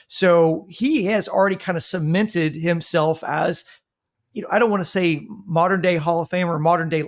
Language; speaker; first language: English; native; English